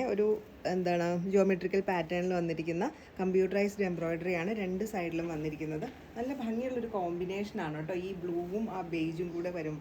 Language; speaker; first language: Malayalam; native; Malayalam